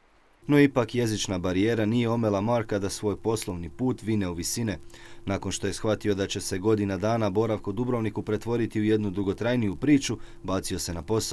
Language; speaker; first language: Serbian; native; Serbian